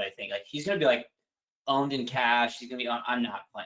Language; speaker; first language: English; native; English